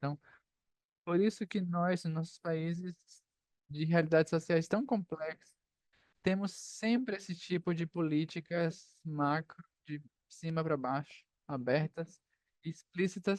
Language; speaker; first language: Portuguese; non-native, fluent; Spanish